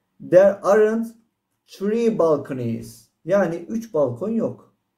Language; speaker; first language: English; non-native, fluent; Turkish